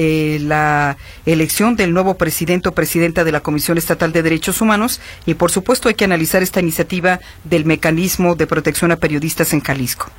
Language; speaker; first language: Spanish; native; Spanish